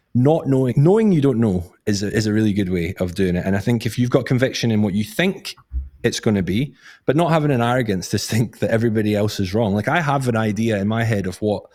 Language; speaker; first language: English; native; English